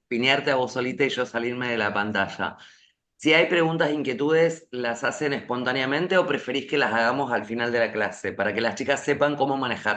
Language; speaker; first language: Spanish; native; Spanish